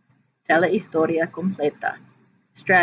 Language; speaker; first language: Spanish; non-native, fluent; English